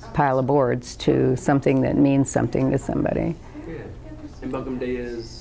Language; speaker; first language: English; native; English